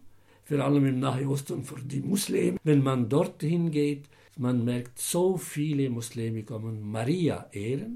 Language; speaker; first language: German; non-native, fluent; Arabic